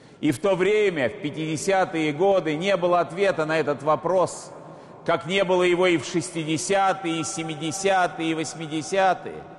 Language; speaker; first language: Russian; native; Russian